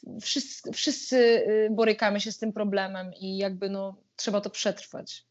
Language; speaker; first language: Polish; native; Polish